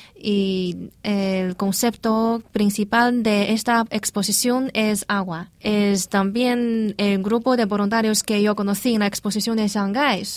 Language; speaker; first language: Spanish; non-native, fluent; Chinese